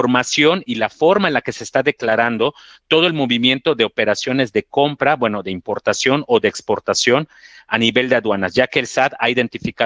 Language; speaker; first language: Spanish; native; Spanish